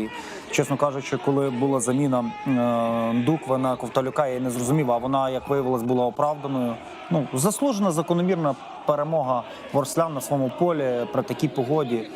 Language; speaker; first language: Ukrainian; native; Ukrainian